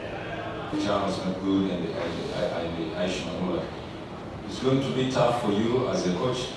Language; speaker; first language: English; non-native, local second language; Swahili